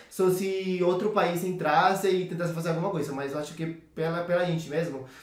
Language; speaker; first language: Portuguese; non-native, fluent; Spanish